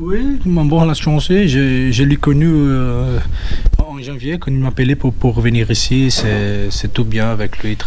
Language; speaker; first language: French; non-native, fluent; Portuguese